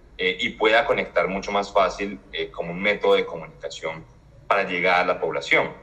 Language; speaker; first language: Spanish; native; Spanish